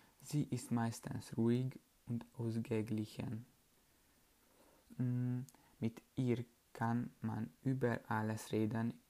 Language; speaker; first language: German; non-native, learner; Hungarian